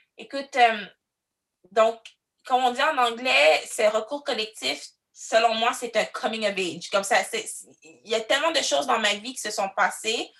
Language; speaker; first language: French; early bilingual, other home language; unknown